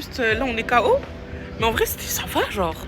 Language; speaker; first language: French; native; French